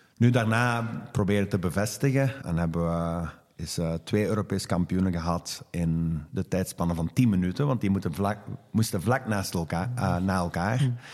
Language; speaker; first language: Dutch; native; Dutch